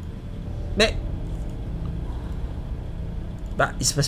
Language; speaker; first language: French; native; French